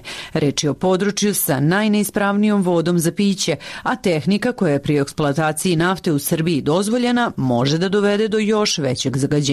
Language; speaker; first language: Serbian; native; Serbian